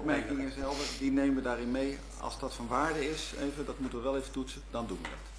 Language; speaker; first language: Dutch; native; Dutch